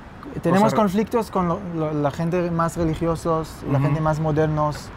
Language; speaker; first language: Spanish; non-native, fluent; Hebrew